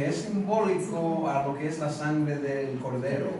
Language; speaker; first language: Spanish; native; Spanish